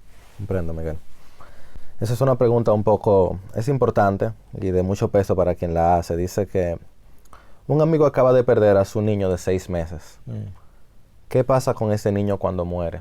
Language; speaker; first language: Spanish; native; Spanish